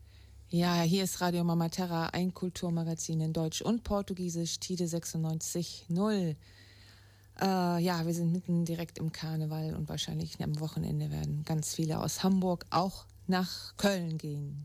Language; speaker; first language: German; native; German